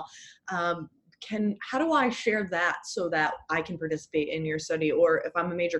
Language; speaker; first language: English; native; English